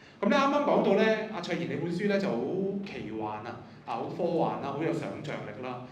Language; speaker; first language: Cantonese; native; Cantonese